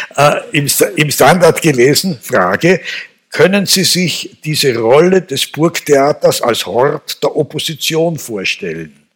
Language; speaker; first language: German; native; German